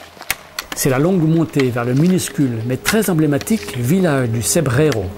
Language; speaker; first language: French; native; French